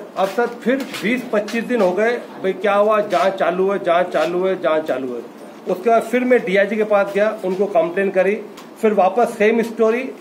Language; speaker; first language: Hindi; native; Hindi